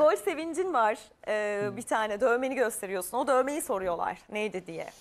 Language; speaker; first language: Turkish; native; Turkish